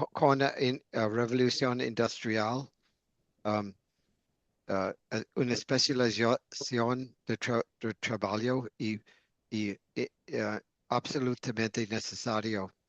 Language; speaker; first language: Portuguese; non-native, fluent; English